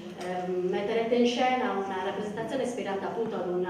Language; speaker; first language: Italian; native; Italian